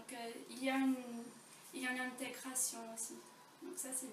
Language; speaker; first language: French; non-native, fluent; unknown